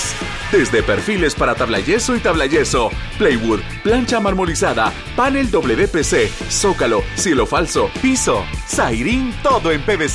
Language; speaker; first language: Spanish; native; Spanish